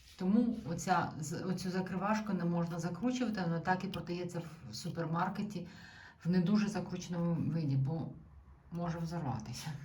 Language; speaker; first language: Ukrainian; native; Ukrainian